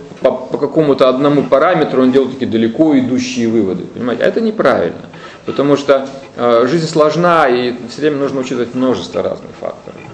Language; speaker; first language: Russian; native; Russian